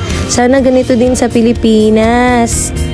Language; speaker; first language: Filipino; native; Filipino